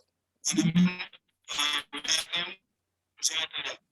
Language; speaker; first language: Arabic; non-native, learner; Kashmiri